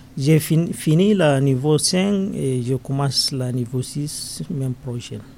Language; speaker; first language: French; non-native, learner; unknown